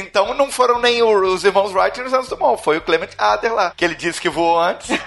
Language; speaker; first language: Portuguese; native; Portuguese